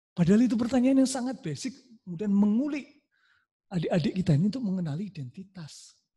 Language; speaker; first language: Indonesian; non-native, local second language; Javanese